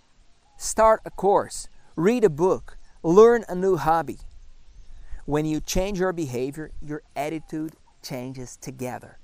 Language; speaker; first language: English; non-native, fluent; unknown